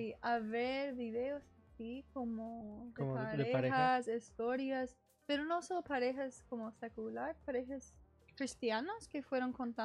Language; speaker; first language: Spanish; non-native, learner; English